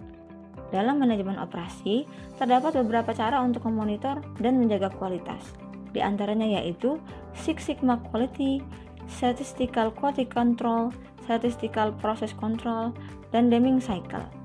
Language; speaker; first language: Indonesian; native; Indonesian